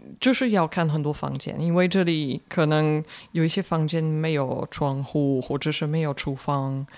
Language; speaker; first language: Chinese; non-native, fluent; French